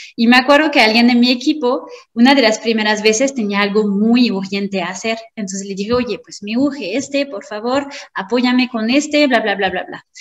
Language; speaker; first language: Spanish; non-native, fluent; French